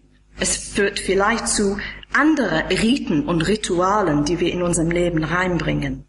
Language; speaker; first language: German; non-native, fluent; English